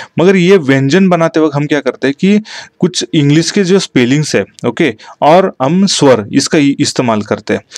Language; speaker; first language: Hindi; non-native, local second language; Marathi